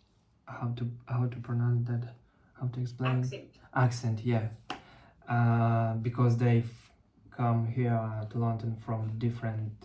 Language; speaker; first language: English; non-native, learner; Russian